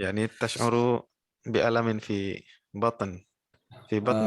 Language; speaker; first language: Arabic; non-native, fluent; Indonesian